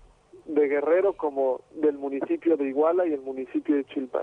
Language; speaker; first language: Spanish; native; Spanish